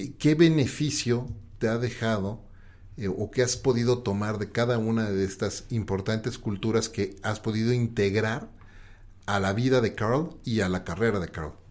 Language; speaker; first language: Spanish; native; Spanish